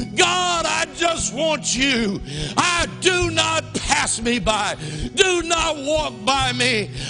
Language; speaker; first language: English; native; English